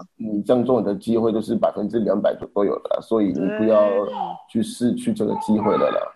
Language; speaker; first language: Chinese; non-native, fluent; Haitian Creole